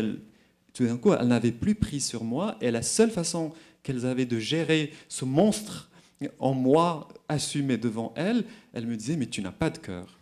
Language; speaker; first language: French; non-native, local second language; Arabic